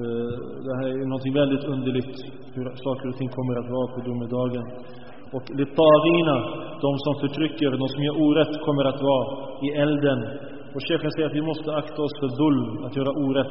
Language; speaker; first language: Swedish; early bilingual, other home language; Arabic